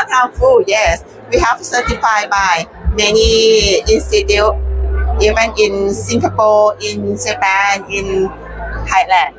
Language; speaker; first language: English; non-native, fluent; Thai